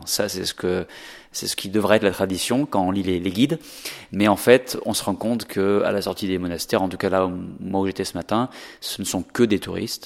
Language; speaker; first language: French; native; French